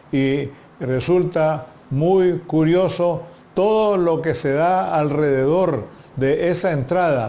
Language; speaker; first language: Spanish; native; Spanish